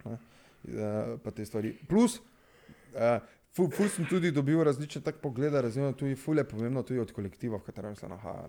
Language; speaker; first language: Slovenian; non-native, local second language; Serbian